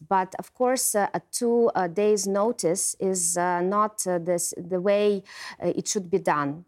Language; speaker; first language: English; non-native, fluent; Ukrainian